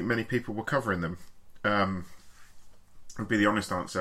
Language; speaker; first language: English; native; English